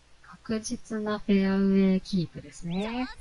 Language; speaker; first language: Japanese; native; Japanese